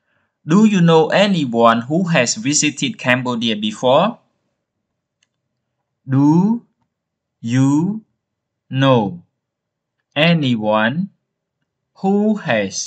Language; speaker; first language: English; non-native, learner; Khmer